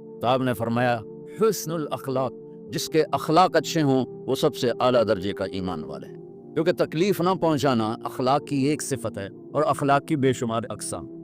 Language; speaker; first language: Urdu; non-native, local second language; Punjabi